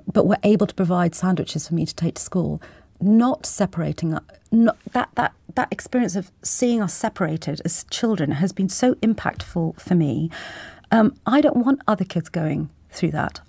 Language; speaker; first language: English; native; English